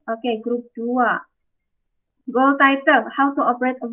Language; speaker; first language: English; non-native, fluent; Indonesian